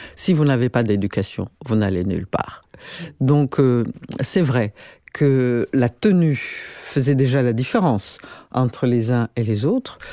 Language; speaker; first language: French; non-native, local second language; Rundi